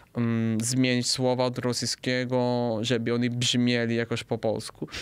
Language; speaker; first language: Polish; non-native, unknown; Italian